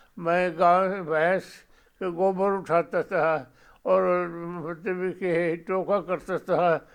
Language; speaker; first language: Urdu; non-native, local second language; Northern Hindko